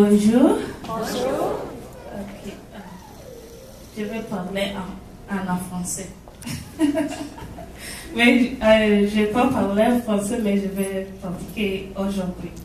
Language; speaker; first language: French; non-native, learner; English